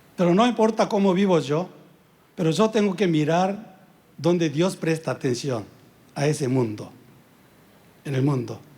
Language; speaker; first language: Spanish; non-native, fluent; Korean